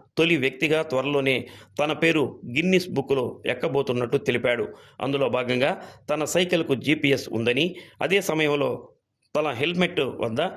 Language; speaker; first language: Telugu; native; Telugu